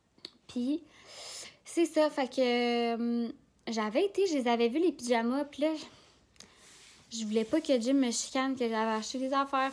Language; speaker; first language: French; native; French